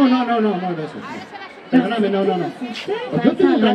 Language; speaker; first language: Spanish; native; Spanish